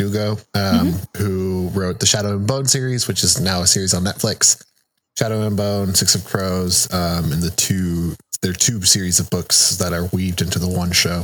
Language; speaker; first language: English; early bilingual, other home language; Spanish